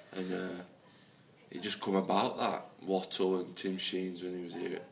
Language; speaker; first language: English; native; English